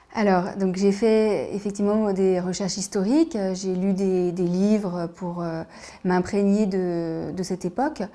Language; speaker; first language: French; native; French